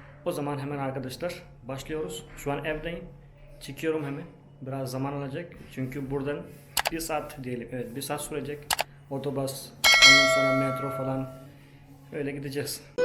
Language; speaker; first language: Turkish; non-native, fluent; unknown